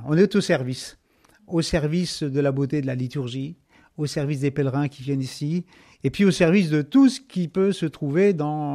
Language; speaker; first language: French; native; French